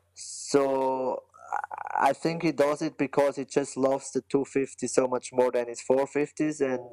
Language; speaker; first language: English; non-native, fluent; Swiss German